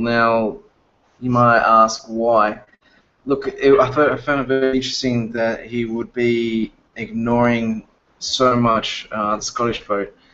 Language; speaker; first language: English; native; English